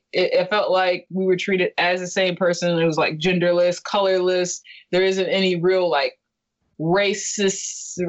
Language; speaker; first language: English; native; English